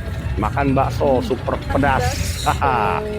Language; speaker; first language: Indonesian; native; Indonesian